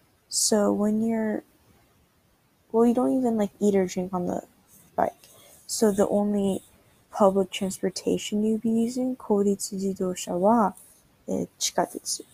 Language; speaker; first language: English; native; English